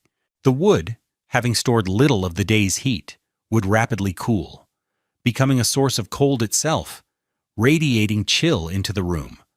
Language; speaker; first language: English; native; English